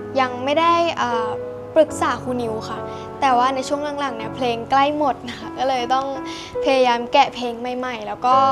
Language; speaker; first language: Thai; native; Thai